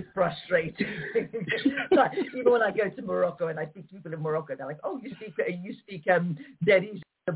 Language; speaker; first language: English; native; English